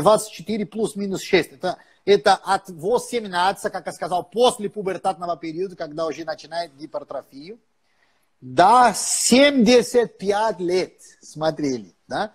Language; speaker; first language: Russian; non-native, fluent; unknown